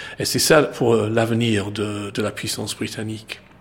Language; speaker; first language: French; non-native, fluent; English